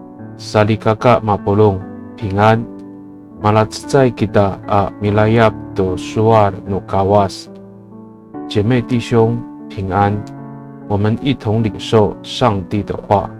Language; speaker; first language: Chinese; non-native, local second language; Amis